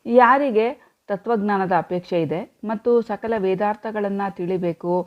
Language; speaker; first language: Kannada; native; Kannada